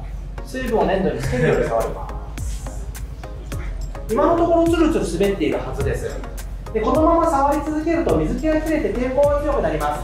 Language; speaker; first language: Japanese; native; Japanese